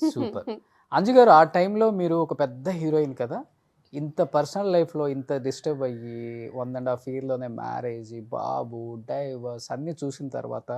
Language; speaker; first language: Telugu; native; Telugu